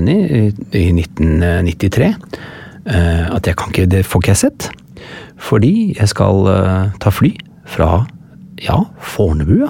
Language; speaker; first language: Norwegian; native; Norwegian